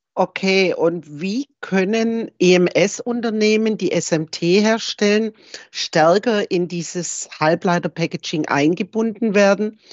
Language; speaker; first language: German; non-native, fluent; English